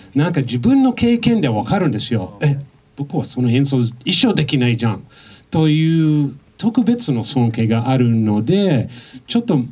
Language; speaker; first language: Japanese; non-native, fluent; English